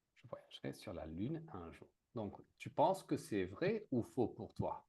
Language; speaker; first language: French; native; French